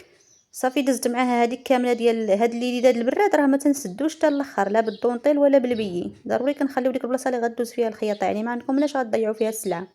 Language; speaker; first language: Arabic; native; Arabic